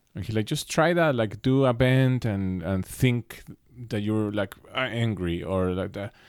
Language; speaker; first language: English; non-native, fluent; Spanish